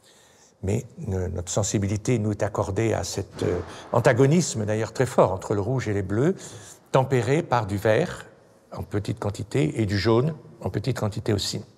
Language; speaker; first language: French; native; French